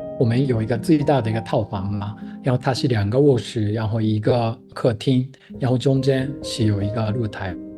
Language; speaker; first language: Chinese; non-native, fluent; Japanese